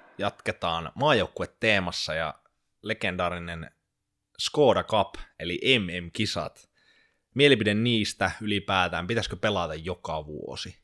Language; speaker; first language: Finnish; native; Finnish